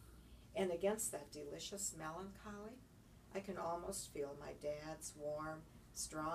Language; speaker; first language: English; native; English